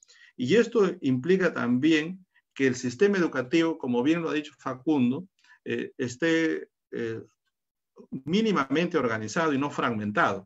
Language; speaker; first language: Spanish; native; Spanish